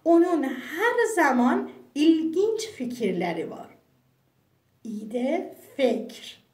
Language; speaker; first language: Turkish; non-native, fluent; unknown